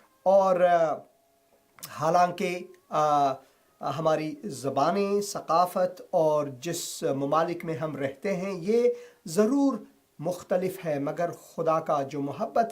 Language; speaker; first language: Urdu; non-native, fluent; Persian